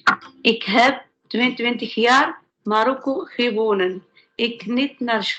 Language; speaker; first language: Dutch; non-native, learner; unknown